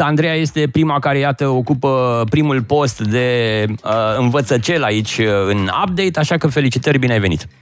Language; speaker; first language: Romanian; native; Romanian